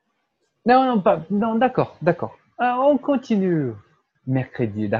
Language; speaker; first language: French; non-native, fluent; Portuguese